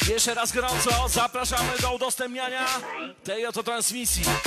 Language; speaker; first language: Polish; native; Polish